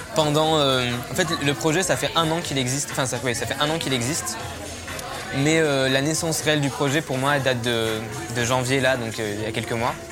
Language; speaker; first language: French; native; French